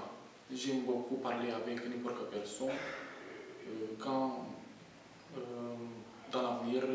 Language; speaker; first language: French; non-native, learner; Romanian